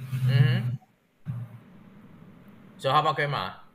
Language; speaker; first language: English; non-native, learner; Chinese